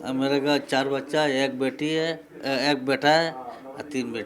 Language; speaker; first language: Hindi; non-native, local second language; Bangla